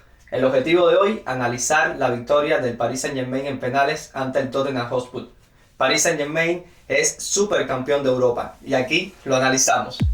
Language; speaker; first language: Spanish; native; Spanish